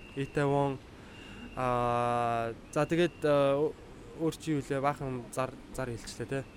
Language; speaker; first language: Mongolian; native; Mongolian